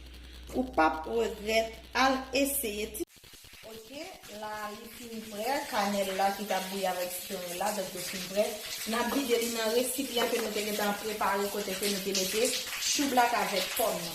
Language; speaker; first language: French; non-native, learner; Haitian Creole